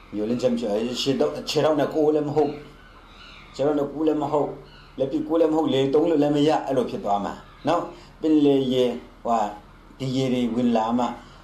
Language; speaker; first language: Burmese; non-native, local second language; Kachin